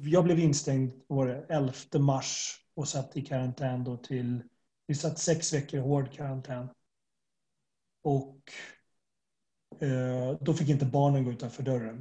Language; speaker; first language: Swedish; native; Swedish